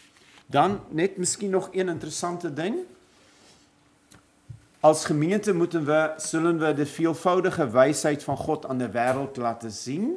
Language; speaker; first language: Dutch; non-native, fluent; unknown